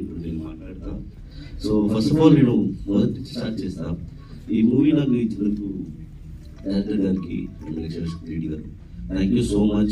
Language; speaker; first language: Telugu; non-native, learner; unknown